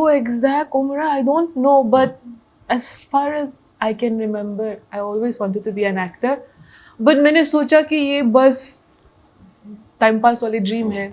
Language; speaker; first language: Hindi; non-native, local second language; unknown